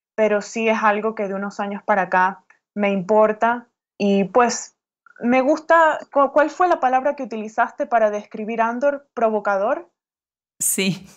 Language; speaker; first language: Spanish; native; Spanish